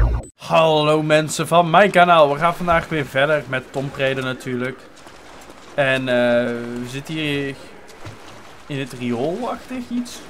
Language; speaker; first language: Dutch; native; Dutch